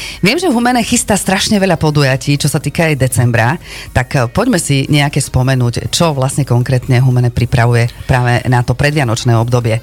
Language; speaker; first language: Slovak; native; Slovak